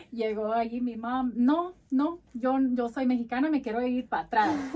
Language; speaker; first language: Spanish; early bilingual, heritage; Spanish